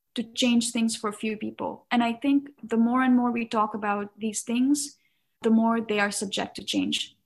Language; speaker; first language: English; non-native, local second language; Nepali